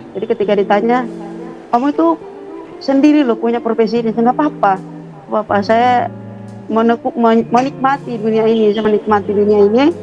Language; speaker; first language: Indonesian; native; Indonesian